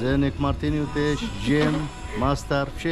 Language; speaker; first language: Polish; non-native, learner; Arabic